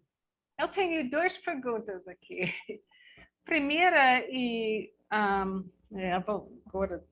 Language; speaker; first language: Portuguese; non-native, learner; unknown